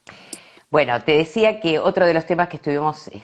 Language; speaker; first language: Spanish; native; Spanish